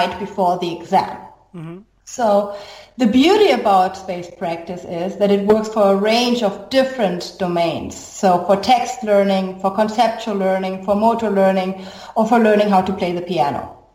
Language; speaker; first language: English; non-native, fluent; German